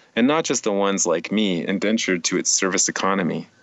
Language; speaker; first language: English; native; English